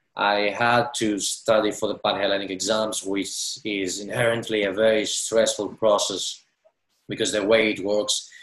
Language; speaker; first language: English; non-native, fluent; Greek